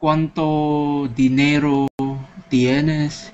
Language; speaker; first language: Spanish; non-native, learner; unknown